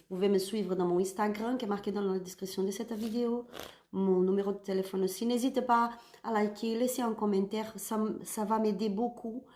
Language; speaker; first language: French; non-native, learner; Spanish